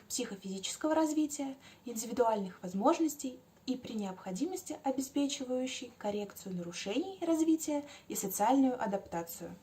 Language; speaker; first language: Russian; native; Russian